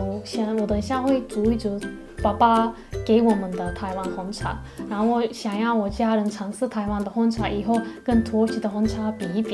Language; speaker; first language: Chinese; non-native, fluent; Turkish